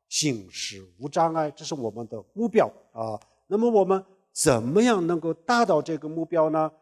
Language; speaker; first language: Chinese; non-native, local second language; Tibetan